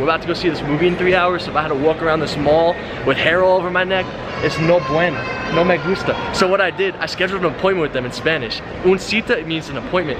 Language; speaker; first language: English; native; English